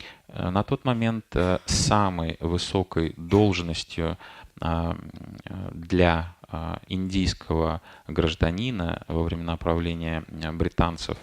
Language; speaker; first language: Russian; native; Russian